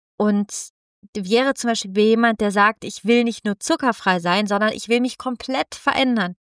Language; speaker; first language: German; non-native, fluent; Italian